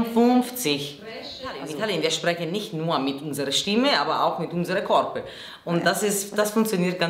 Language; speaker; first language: German; non-native, learner; Italian